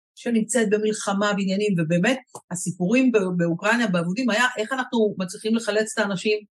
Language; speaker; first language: Hebrew; native; Hebrew